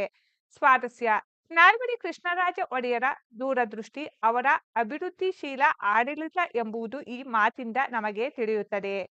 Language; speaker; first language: Kannada; native; Kannada